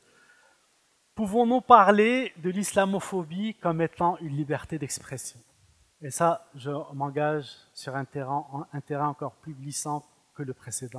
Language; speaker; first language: French; non-native, fluent; Arabic